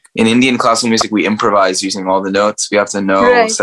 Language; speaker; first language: English; native; English